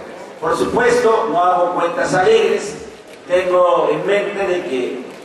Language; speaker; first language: Spanish; native; Spanish